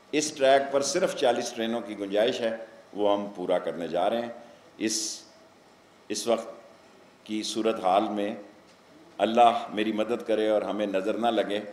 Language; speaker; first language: Urdu; non-native, local second language; Punjabi